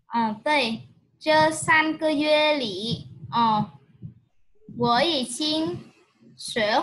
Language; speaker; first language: Chinese; non-native, fluent; Vietnamese